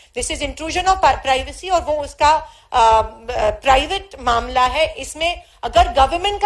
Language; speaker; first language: Hindi; non-native, local second language; Marathi